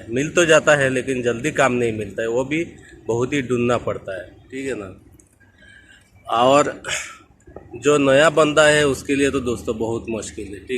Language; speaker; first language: Hindi; non-native, local second language; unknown